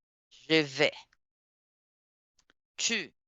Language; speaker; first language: French; non-native, fluent; Portuguese